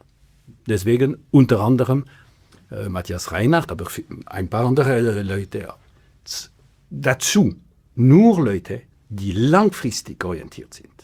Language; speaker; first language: German; non-native, local second language; French